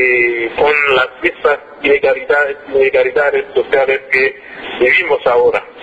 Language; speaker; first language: Spanish; non-native, fluent; French